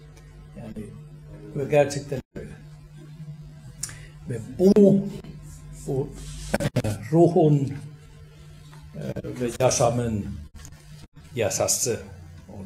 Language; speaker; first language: Turkish; non-native, fluent; Finnish